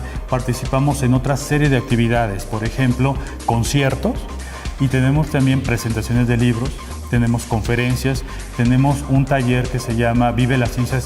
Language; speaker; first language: Spanish; native; Spanish